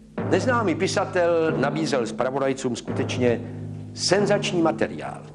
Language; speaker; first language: Czech; native; Czech